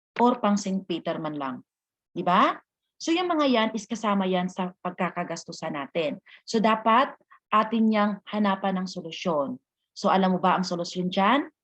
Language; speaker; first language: Filipino; non-native, local second language; Hiligaynon